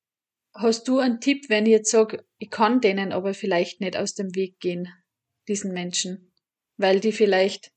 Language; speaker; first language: German; native; German